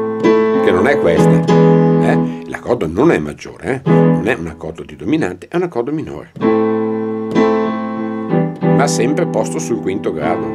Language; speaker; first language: Italian; native; Italian